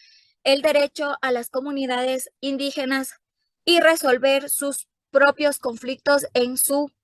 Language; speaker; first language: Spanish; native; Spanish